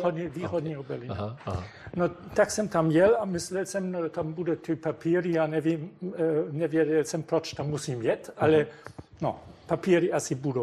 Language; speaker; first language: Czech; non-native, fluent; German